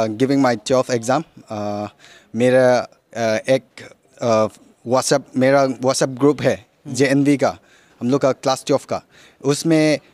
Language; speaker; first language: Hindi; non-native, local second language; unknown